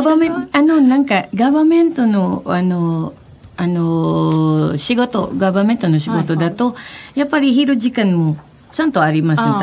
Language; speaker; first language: Japanese; non-native, fluent; Filipino